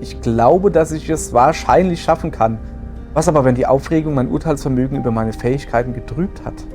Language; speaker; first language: German; native; German